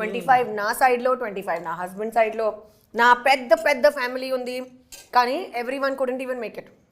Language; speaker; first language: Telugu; non-native, local second language; Hindi